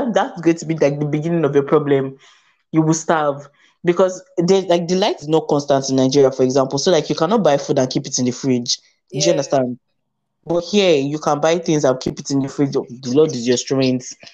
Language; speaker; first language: English; non-native, local second language; Yoruba